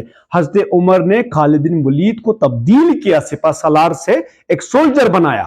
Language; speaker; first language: Urdu; native; Urdu